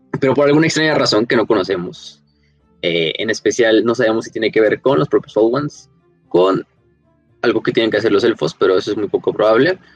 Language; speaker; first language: Spanish; native; Spanish